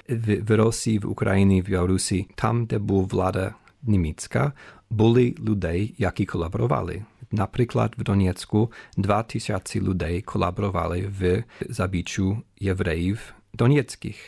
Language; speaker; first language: Ukrainian; non-native, fluent; English